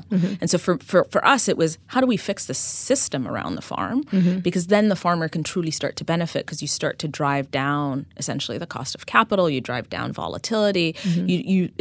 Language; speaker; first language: English; non-native, fluent; Amharic